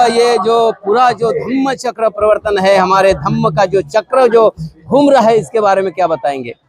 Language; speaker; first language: Hindi; non-native, local second language; Marathi